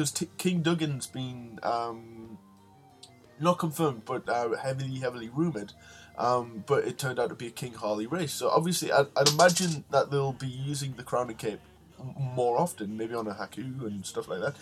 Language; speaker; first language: English; native; English